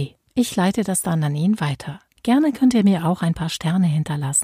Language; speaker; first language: German; native; German